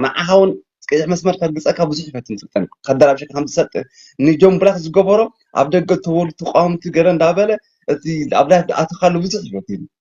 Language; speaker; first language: Tigrinya; native; Tigrinya